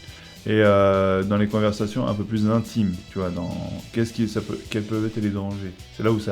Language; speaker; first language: French; native; French